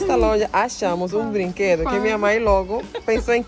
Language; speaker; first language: Portuguese; non-native, fluent; Spanish